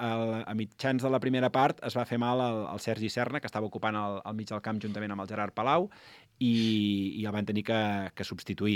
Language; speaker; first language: Catalan; native; Catalan